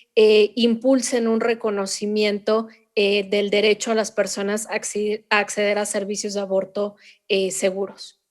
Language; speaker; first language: Spanish; native; Spanish